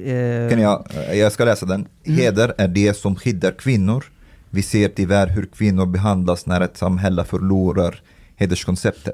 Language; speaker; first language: Swedish; early bilingual, other home language; Arabic